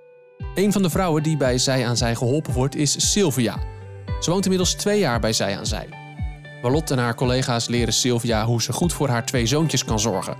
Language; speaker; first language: Dutch; native; Dutch